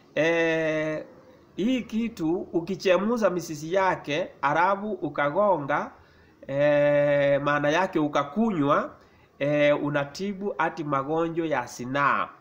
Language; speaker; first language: Swahili; non-native, local second language; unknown